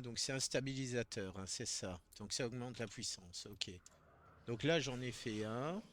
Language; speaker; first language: French; native; French